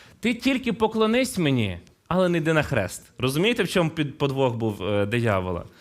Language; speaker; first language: Ukrainian; non-native, local second language; Russian